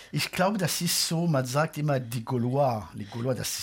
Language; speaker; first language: German; non-native, fluent; French